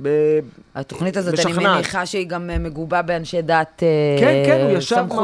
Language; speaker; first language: Hebrew; native; Hebrew